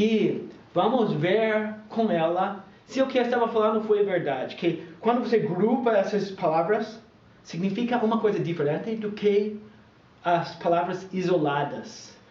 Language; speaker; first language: Portuguese; non-native, fluent; English